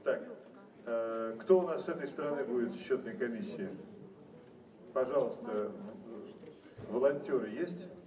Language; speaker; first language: Russian; native; Russian